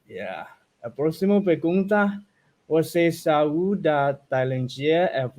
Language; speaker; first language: Portuguese; non-native, learner; Thai